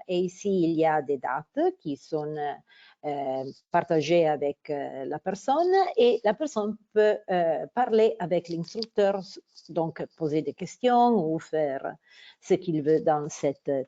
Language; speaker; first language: French; non-native, fluent; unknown